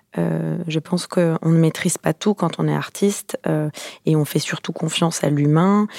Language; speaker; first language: French; native; French